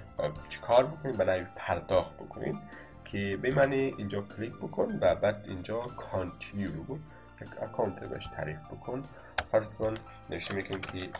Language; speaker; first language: Persian; native; Persian